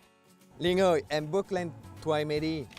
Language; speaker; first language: Vietnamese; non-native, learner; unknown